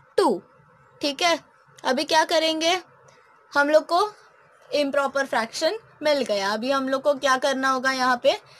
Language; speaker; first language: Hindi; non-native, local second language; Marathi